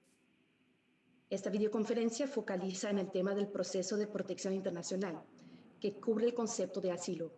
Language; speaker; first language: Spanish; non-native, fluent; Dutch